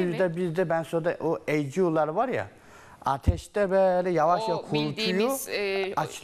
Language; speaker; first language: Turkish; non-native, learner; Chinese